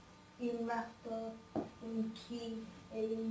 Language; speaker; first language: French; non-native, learner; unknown